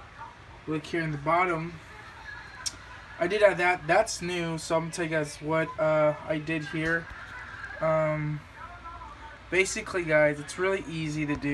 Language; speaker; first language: English; native; English